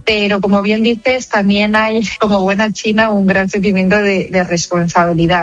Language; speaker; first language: Spanish; native; Spanish